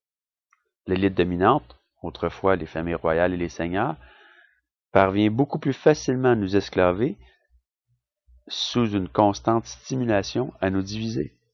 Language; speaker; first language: French; native; French